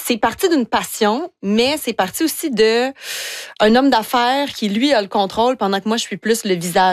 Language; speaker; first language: French; native; French